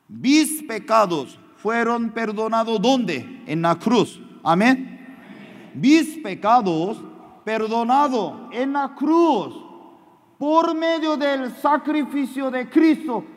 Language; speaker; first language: Spanish; non-native, fluent; Korean